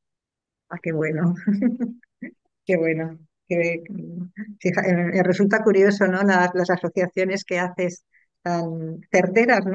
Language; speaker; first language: Spanish; native; Spanish